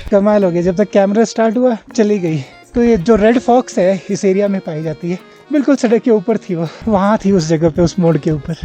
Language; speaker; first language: Hindi; native; Hindi